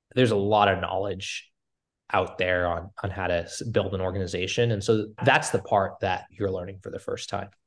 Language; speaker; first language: English; native; English